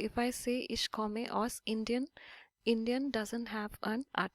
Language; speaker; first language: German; non-native, fluent; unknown